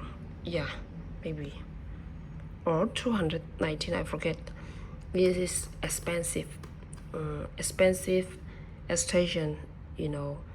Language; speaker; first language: English; non-native, learner; Burmese